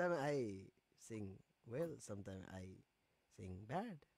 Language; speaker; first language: English; non-native, learner; Nepali